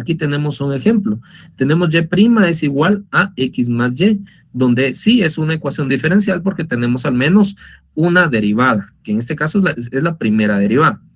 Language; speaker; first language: Spanish; native; Spanish